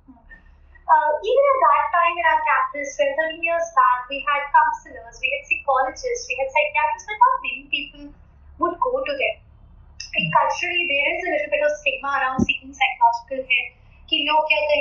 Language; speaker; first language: English; non-native, local second language; Hindi